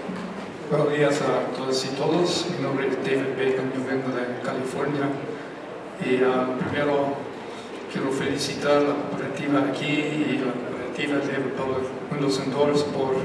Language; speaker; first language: Spanish; non-native, fluent; English